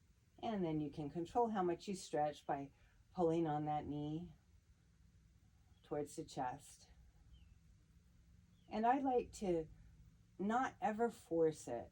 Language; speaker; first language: English; native; English